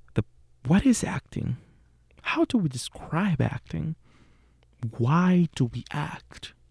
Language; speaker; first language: English; non-native, fluent; Spanish